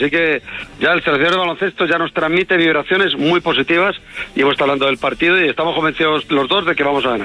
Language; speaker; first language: Spanish; native; Spanish